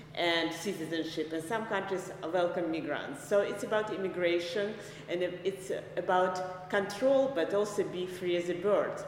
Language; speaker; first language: English; non-native, fluent; Belarusian